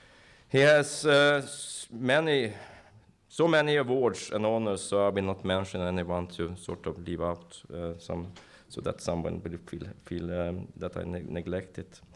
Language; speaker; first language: English; non-native, fluent; Norwegian